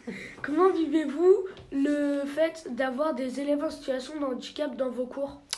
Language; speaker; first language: French; native; French